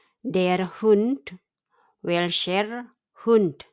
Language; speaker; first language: German; non-native, fluent; Indonesian